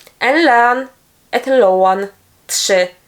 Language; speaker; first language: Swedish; non-native, fluent; Polish